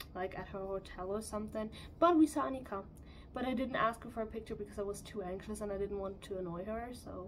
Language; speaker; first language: English; non-native, fluent; German